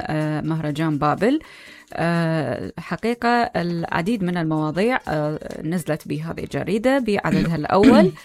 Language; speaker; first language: Arabic; native; Arabic